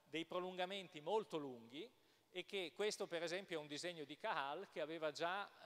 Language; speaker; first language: Italian; native; Italian